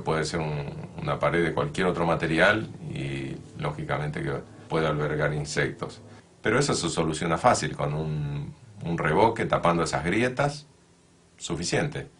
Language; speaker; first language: Spanish; native; Spanish